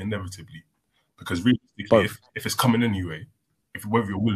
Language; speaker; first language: English; native; English